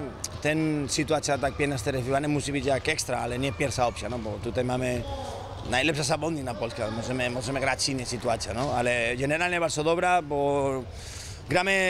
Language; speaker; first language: Polish; non-native, learner; Spanish